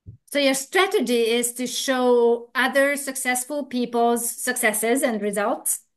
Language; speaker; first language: English; non-native, fluent; Hungarian